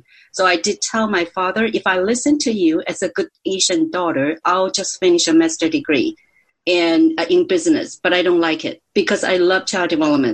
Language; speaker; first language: English; non-native, fluent; Chinese